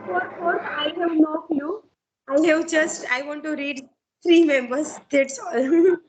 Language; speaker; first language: English; non-native, learner; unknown